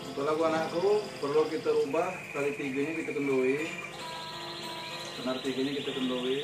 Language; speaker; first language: Indonesian; non-native, local second language; Malay